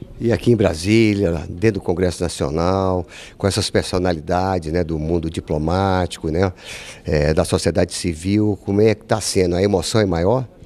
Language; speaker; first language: Portuguese; native; Portuguese